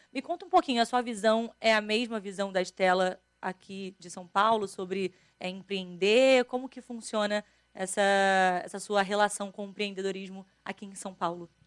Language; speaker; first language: Portuguese; native; Portuguese